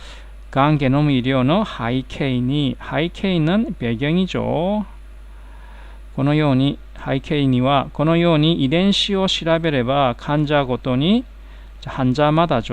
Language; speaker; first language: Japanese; non-native, fluent; Korean